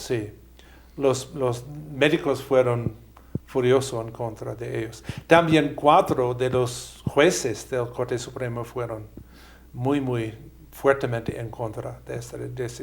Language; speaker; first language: Spanish; non-native, fluent; English